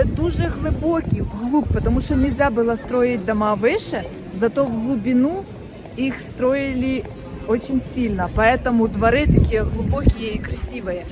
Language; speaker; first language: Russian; native; Russian